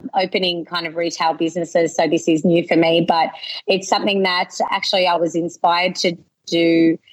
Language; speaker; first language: English; native; English